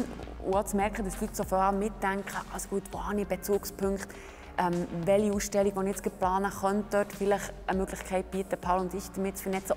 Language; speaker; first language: German; native; German